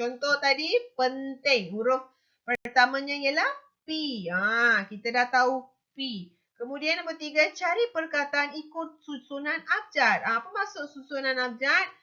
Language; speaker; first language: Malay; non-native, local second language; Tamil